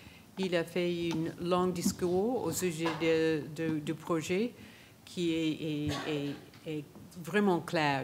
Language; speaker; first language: French; non-native, fluent; English